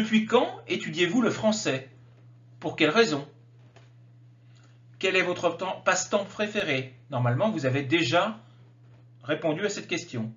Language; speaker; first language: French; native; French